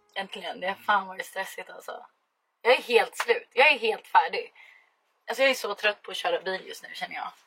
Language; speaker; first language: Swedish; native; Swedish